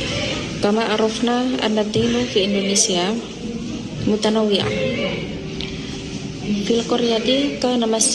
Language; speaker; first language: Arabic; non-native, learner; Indonesian